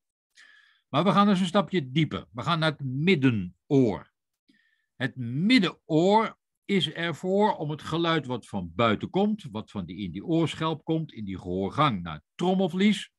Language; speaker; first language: Dutch; native; Dutch